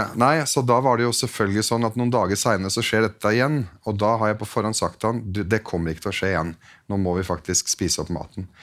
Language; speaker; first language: Norwegian; early bilingual, other home language; Arabic